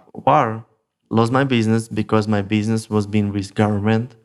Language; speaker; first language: English; non-native, learner; Russian